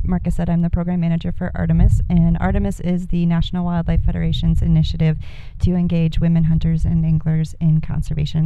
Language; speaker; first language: English; native; English